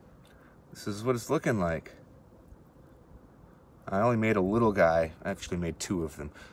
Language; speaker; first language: English; native; English